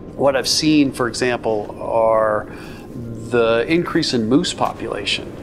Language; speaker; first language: English; native; English